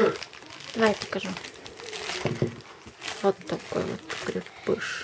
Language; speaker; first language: Russian; native; Russian